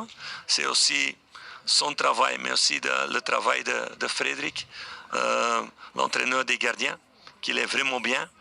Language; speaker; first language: French; non-native, fluent; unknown